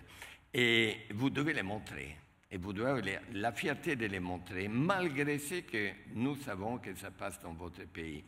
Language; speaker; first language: French; non-native, fluent; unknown